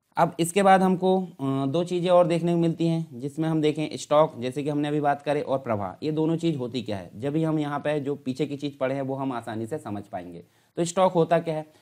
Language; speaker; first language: Hindi; native; Hindi